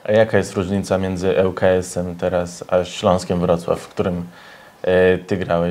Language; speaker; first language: Polish; native; Polish